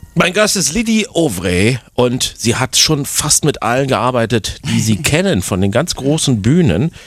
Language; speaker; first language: German; native; German